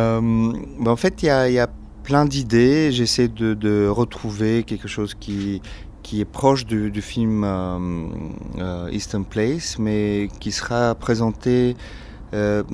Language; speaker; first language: French; non-native, fluent; Bulgarian